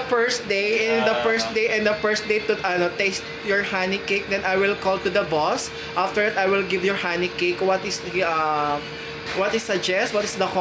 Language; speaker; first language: English; non-native, local second language; Filipino